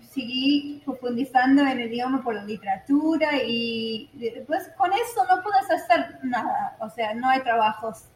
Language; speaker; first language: Spanish; non-native, fluent; English